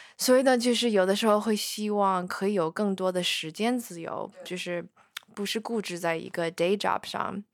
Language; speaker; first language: Chinese; early bilingual, heritage; Chinese